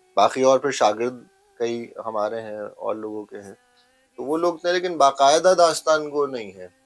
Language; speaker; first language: Hindi; native; Hindi